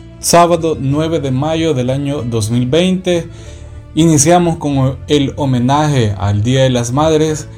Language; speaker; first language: Spanish; native; Spanish